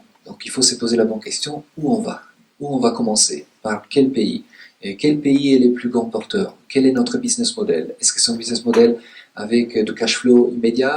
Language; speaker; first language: French; native; French